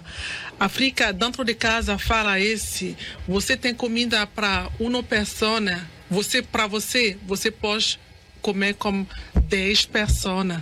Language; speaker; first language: Portuguese; non-native, learner; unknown